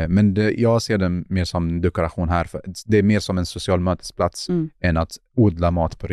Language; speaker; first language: Swedish; non-native, fluent; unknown